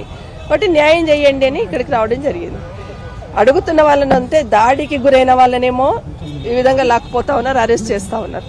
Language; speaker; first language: Telugu; native; Telugu